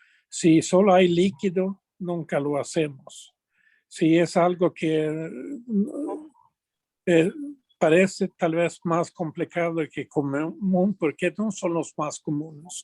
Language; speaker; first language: Spanish; non-native, fluent; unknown